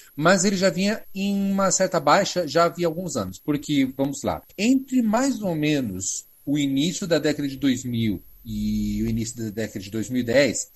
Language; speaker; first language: Portuguese; native; Portuguese